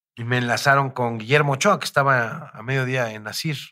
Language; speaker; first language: Spanish; native; Spanish